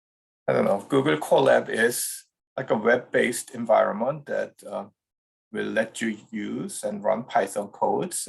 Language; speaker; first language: English; non-native, fluent; Korean